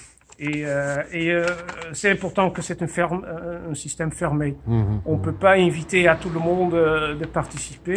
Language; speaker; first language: French; non-native, fluent; Dutch